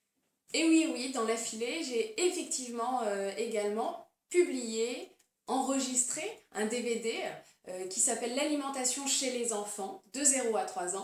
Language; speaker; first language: French; native; French